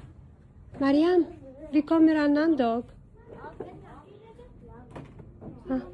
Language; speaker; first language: Swedish; non-native, learner; Uzbek